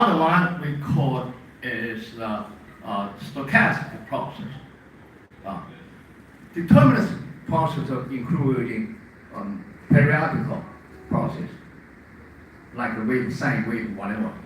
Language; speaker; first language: English; non-native, fluent; Chinese